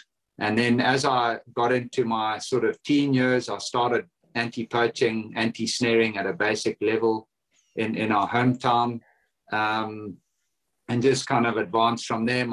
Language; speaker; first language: English; native; English